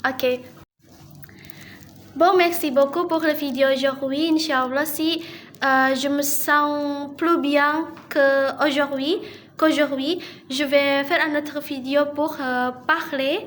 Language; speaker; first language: French; non-native, learner; Indonesian